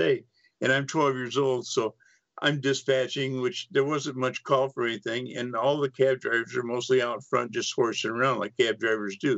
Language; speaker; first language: English; native; English